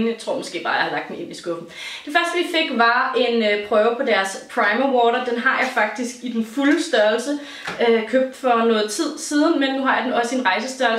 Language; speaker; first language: Danish; native; Danish